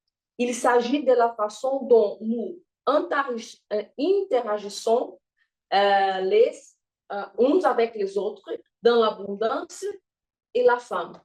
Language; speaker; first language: French; non-native, fluent; Portuguese